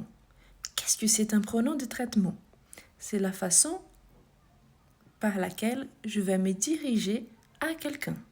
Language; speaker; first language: French; non-native, fluent; Portuguese